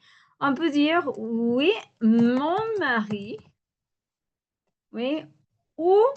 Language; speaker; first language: French; non-native, learner; Spanish